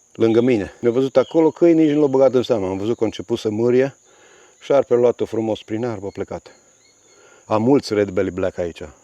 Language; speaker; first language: Romanian; native; Romanian